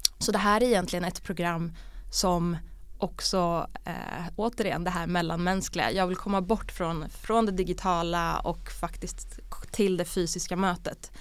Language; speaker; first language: Swedish; early bilingual, other home language; Bosnian